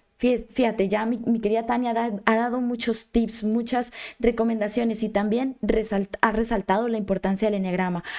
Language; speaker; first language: Spanish; native; Spanish